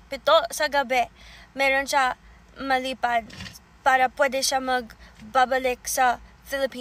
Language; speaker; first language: Filipino; early bilingual, heritage; English